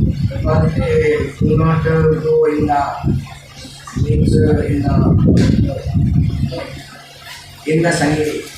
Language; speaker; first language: English; non-native, learner; Hindi